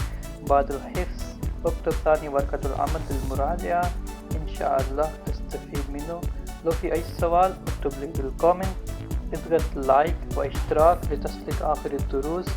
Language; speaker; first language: Arabic; non-native, learner; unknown